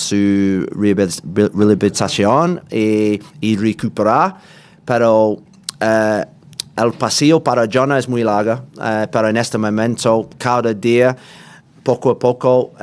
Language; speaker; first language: Spanish; non-native, learner; English